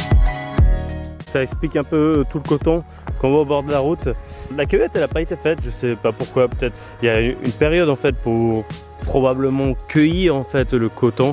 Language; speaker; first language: French; native; French